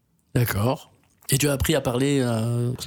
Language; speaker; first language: French; native; French